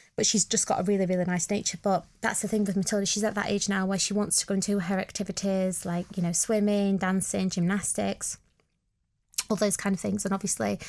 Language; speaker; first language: English; native; English